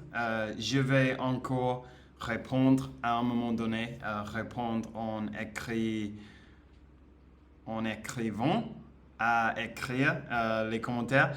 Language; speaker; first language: French; non-native, learner; English